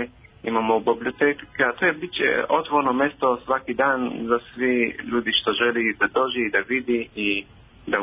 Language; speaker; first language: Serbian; non-native, learner; Hebrew